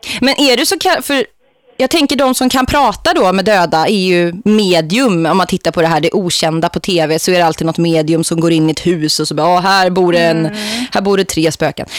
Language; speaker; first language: Swedish; native; Swedish